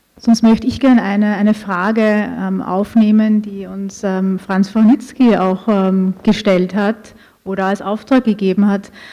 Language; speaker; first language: German; native; German